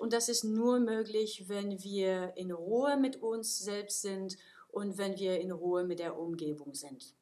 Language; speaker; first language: German; non-native, fluent; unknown